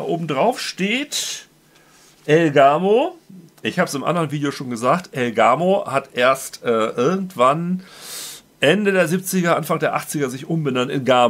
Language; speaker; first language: German; native; German